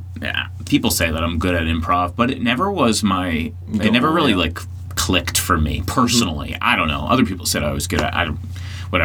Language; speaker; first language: English; native; English